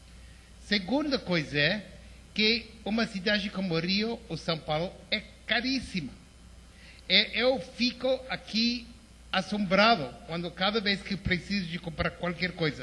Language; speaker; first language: Portuguese; non-native, fluent; English